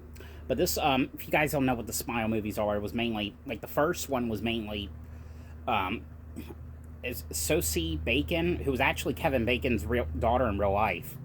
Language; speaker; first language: English; native; English